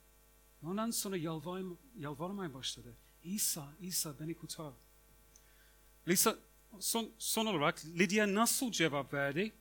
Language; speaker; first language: Turkish; non-native, fluent; English